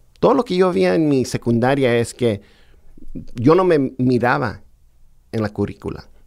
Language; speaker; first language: Spanish; early bilingual, heritage; Spanish